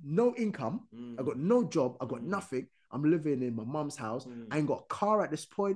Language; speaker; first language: English; non-native, fluent; Arabic